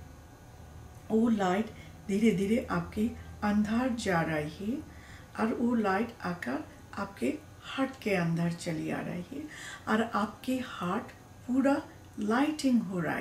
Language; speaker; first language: Hindi; non-native, learner; Bangla